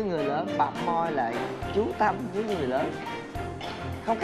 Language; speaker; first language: Vietnamese; native; Vietnamese